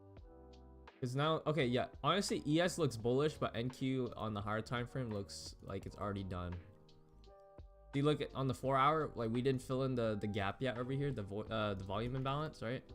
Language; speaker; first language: English; native; English